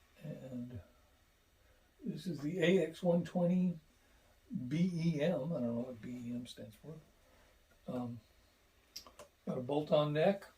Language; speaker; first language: English; native; English